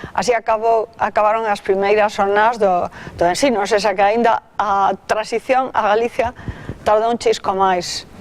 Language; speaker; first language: Galician; non-native, local second language; Spanish